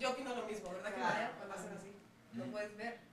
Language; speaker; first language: Spanish; native; Spanish